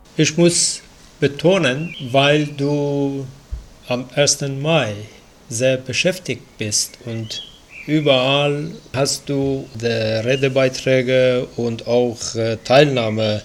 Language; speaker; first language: German; non-native, fluent; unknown